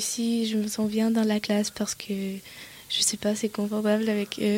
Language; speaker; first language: French; non-native, learner; Russian